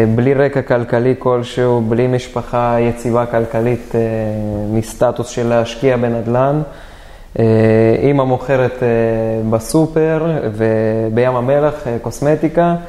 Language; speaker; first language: Hebrew; native; Hebrew